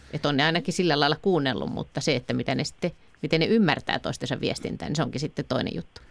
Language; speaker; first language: Finnish; native; Finnish